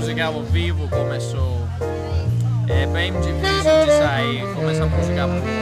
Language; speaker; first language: Portuguese; non-native, learner; Greek